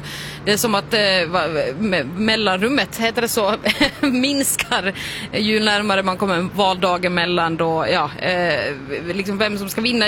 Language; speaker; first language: Swedish; native; Swedish